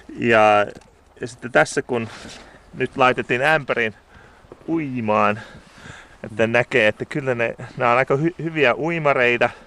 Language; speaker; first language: Finnish; non-native, fluent; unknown